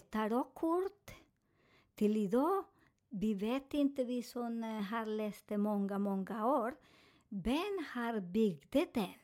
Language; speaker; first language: Swedish; non-native, fluent; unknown